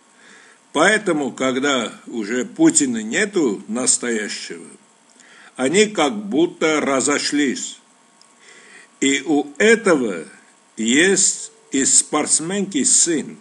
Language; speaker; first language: Russian; non-native, local second language; Armenian